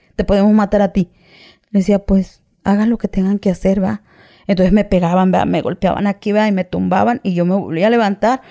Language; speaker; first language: Spanish; native; Spanish